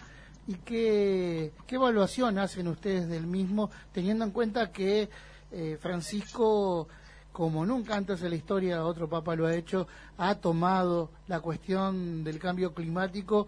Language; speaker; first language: Spanish; native; Spanish